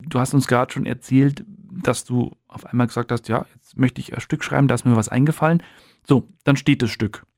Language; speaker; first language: German; native; German